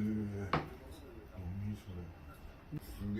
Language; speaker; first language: Japanese; native; Japanese